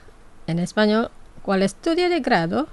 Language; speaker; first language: Spanish; non-native, fluent; Indonesian